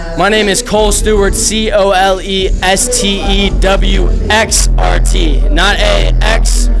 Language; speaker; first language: English; native; English